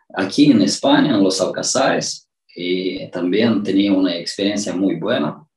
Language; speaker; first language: Spanish; non-native, fluent; Romanian